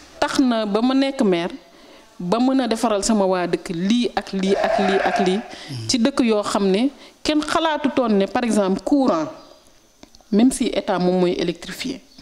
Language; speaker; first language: Wolof; non-native, local second language; Serer